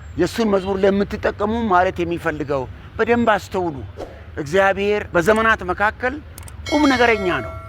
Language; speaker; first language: Amharic; non-native, local second language; Wolaytta